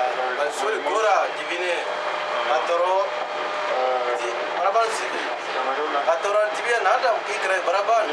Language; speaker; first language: Russian; non-native, learner; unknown